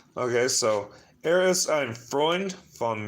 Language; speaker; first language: German; non-native, learner; English